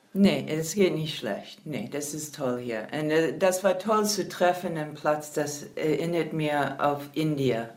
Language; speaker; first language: German; non-native, learner; English